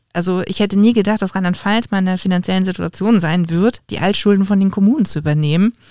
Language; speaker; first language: German; native; German